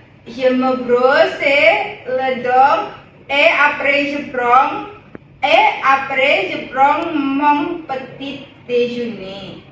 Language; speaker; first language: French; non-native, learner; Indonesian